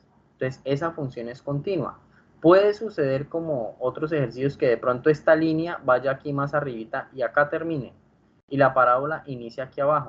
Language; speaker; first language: Spanish; native; Spanish